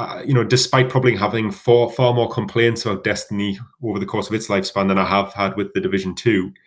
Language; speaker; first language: English; native; English